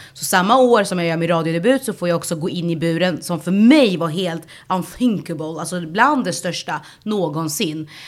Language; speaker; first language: Swedish; early bilingual, other home language; Spanish